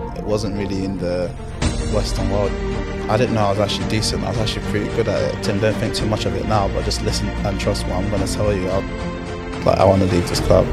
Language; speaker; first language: English; early bilingual, other home language; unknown